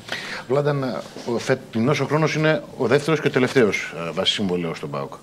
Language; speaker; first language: Greek; native; Greek